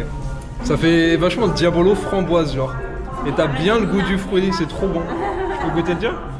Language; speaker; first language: French; native; French